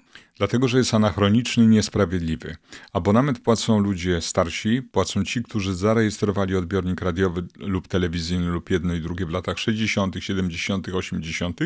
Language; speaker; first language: Polish; native; Polish